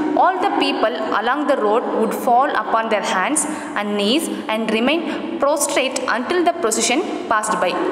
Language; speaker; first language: English; non-native, local second language; Tamil